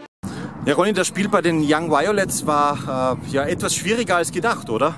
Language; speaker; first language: German; native; German